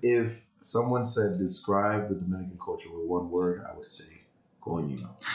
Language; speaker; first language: English; early bilingual, other home language; Spanish